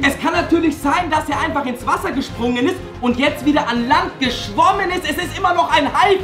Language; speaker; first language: German; native; German